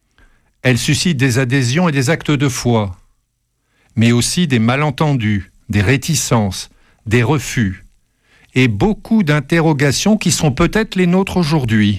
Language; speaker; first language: French; native; French